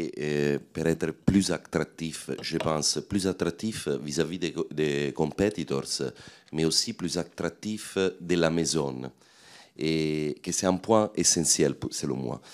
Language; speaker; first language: French; non-native, fluent; Italian